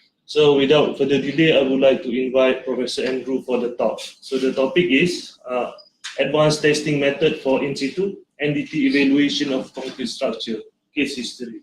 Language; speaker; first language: English; non-native, local second language; Malay